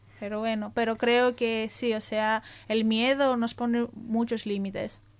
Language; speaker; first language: Spanish; non-native, fluent; Greek